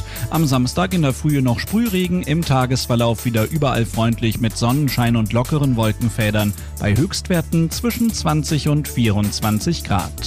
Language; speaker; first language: German; native; German